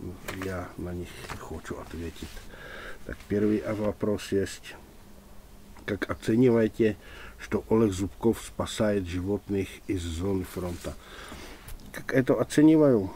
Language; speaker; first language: Russian; non-native, fluent; Czech